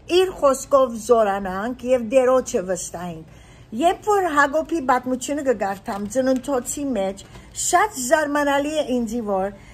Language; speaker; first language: Armenian; early bilingual, heritage; Armenian